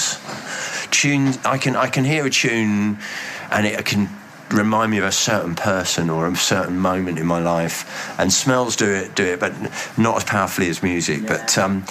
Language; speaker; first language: English; native; English